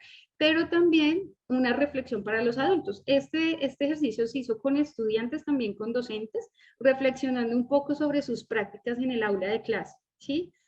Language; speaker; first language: Spanish; native; Spanish